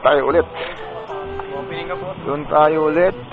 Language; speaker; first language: Filipino; native; Filipino